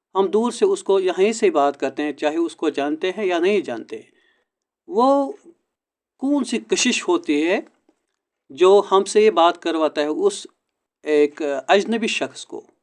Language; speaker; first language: Urdu; non-native, local second language; Kashmiri